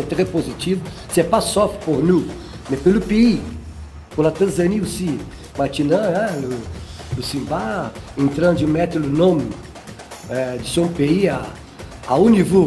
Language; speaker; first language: French; non-native, fluent; Portuguese